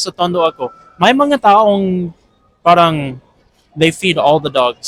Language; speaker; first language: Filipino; non-native, fluent; English